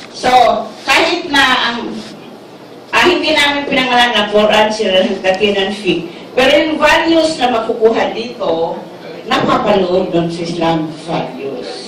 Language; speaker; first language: Filipino; non-native, local second language; Waray